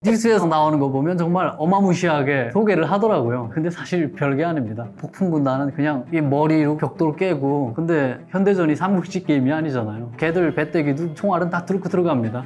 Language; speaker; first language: Korean; native; Korean